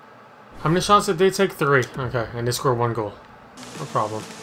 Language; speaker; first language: English; native; English